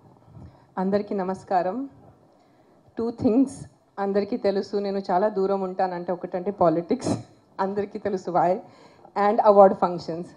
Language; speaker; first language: Telugu; non-native, local second language; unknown